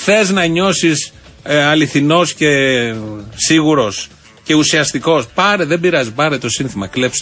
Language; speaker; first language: Greek; native; Greek